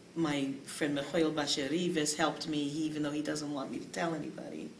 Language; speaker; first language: English; native; English